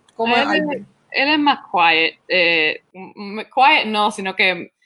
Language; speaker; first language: Spanish; early bilingual, heritage; Spanish